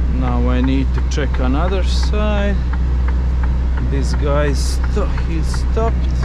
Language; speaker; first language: English; non-native, learner; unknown